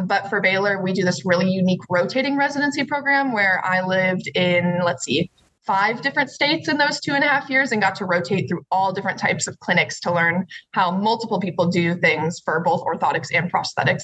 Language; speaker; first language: English; native; English